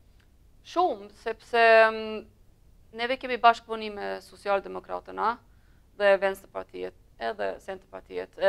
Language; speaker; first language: Albanian; early bilingual, heritage; Albanian